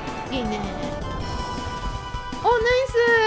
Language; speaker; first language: Japanese; native; Japanese